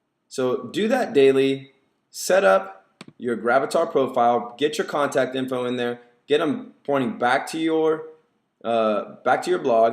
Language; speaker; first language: English; native; English